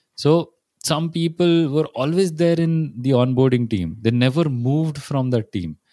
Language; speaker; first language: English; non-native, local second language; Marathi